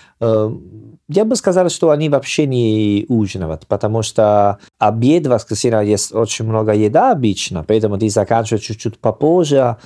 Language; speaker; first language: Russian; non-native, learner; Italian